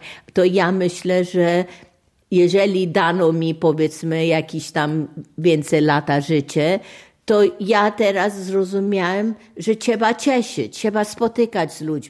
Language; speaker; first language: Polish; non-native, fluent; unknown